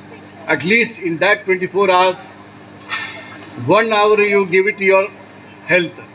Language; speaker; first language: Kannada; non-native, fluent; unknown